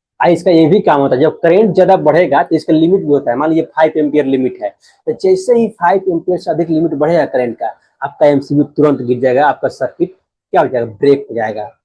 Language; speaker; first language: Hindi; native; Hindi